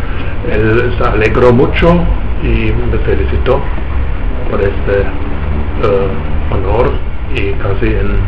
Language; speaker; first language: Spanish; non-native, fluent; German